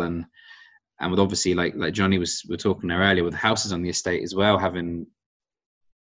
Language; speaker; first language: English; native; English